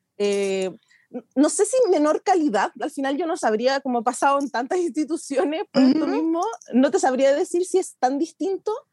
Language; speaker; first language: Spanish; native; Spanish